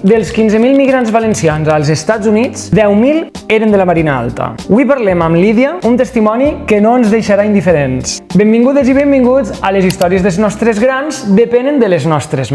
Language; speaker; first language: Catalan; native; Catalan